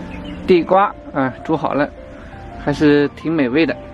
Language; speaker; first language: Chinese; native; Chinese